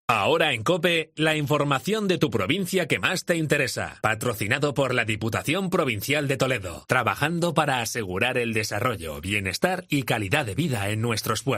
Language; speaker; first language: Spanish; native; Spanish